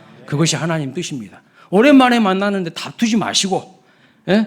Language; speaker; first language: Korean; native; Korean